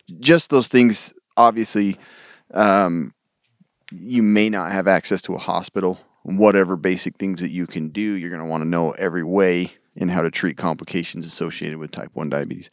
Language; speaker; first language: English; native; English